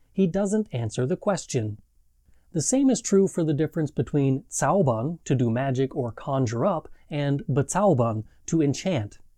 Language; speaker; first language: English; native; English